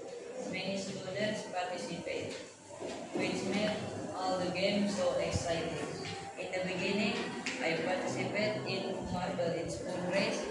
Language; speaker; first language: English; non-native, learner; Indonesian